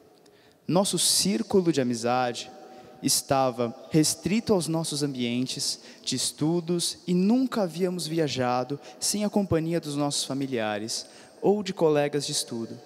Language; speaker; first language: Portuguese; native; Portuguese